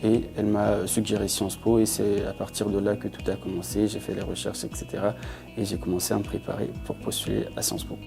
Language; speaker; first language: French; non-native, local second language; Fula